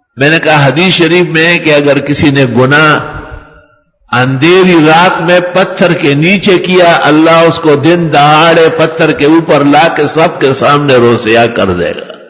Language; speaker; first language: Urdu; non-native, local second language; Pashto